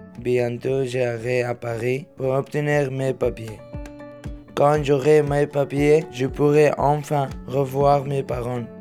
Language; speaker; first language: French; non-native, learner; Persian